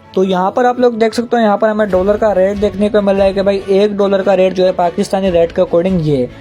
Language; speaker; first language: Urdu; non-native, local second language; Punjabi